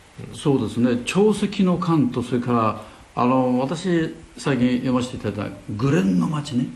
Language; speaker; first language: Japanese; native; Japanese